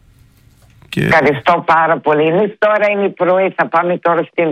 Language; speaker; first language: Greek; early bilingual, heritage; Greek